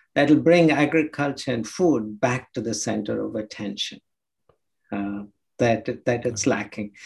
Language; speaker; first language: English; non-native, local second language; Telugu